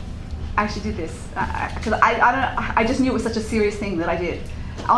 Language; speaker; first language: English; native; English